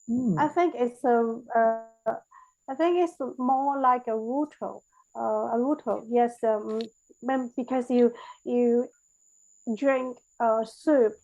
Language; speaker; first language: English; non-native, learner; Chinese